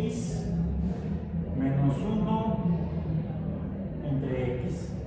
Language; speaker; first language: Spanish; native; Spanish